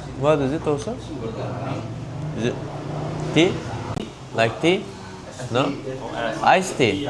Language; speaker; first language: English; non-native, learner; Turkish